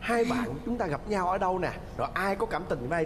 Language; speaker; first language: Vietnamese; native; Vietnamese